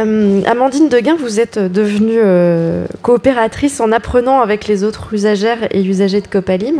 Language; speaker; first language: French; native; French